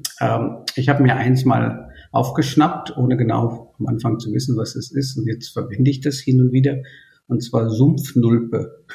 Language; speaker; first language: German; early bilingual, other home language; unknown